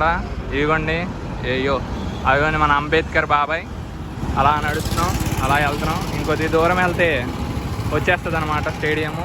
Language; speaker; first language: Telugu; native; Telugu